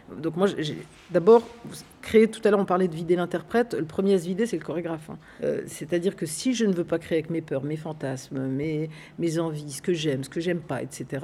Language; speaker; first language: French; early bilingual, other home language; Arabic